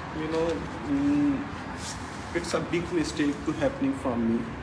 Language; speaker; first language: English; non-native, learner; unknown